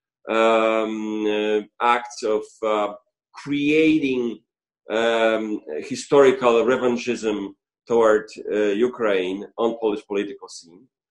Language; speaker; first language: English; non-native, fluent; Polish